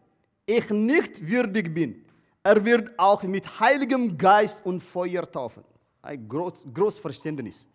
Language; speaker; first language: German; non-native, learner; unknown